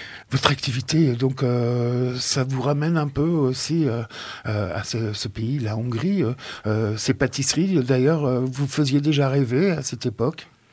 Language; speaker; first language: French; native; French